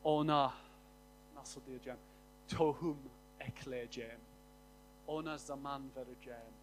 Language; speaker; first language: Turkish; non-native, fluent; English